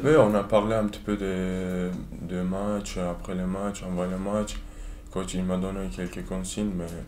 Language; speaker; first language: French; non-native, learner; Turkish